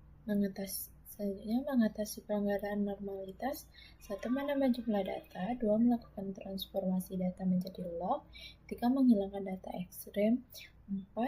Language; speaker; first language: Indonesian; native; Indonesian